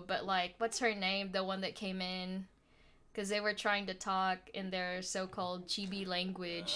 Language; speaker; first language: English; native; English